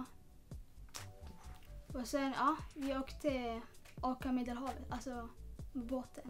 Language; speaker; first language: Swedish; non-native, learner; Tigrinya